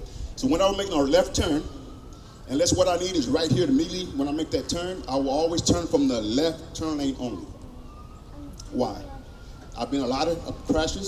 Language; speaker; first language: English; native; English